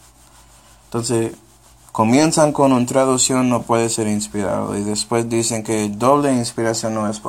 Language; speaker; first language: Spanish; non-native, fluent; English